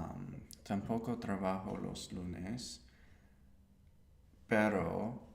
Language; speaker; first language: Spanish; non-native, learner; English